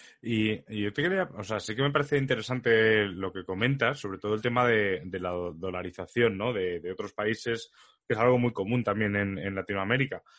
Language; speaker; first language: Spanish; native; Spanish